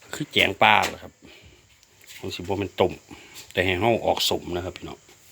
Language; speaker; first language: Thai; native; Thai